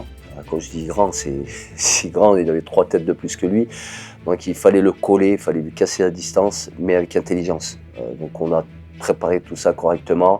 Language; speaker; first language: French; native; French